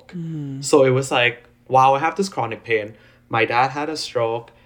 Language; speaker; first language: English; non-native, fluent; Thai